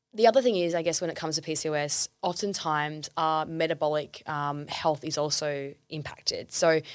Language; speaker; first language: English; native; English